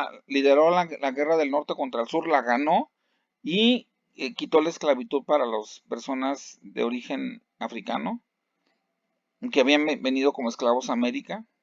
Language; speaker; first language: Spanish; native; Spanish